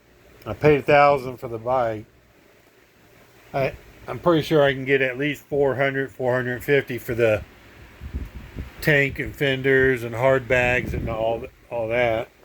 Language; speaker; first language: English; native; English